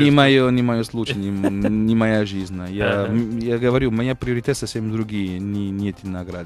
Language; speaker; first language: Russian; non-native, fluent; Italian